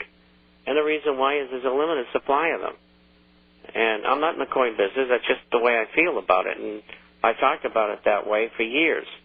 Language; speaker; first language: English; native; English